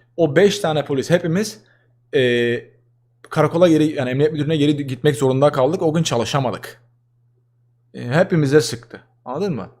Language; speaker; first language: Turkish; native; Turkish